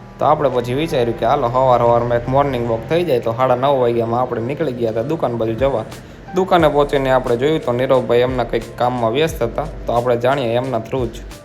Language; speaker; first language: Gujarati; native; Gujarati